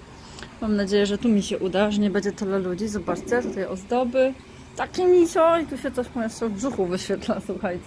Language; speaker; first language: Polish; native; Polish